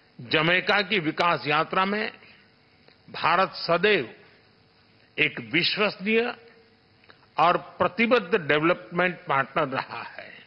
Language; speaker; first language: Hindi; non-native, local second language; Gujarati